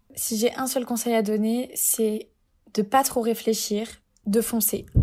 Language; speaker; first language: French; native; French